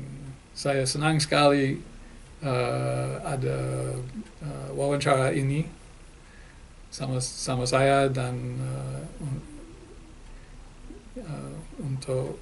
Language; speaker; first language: Indonesian; non-native, learner; English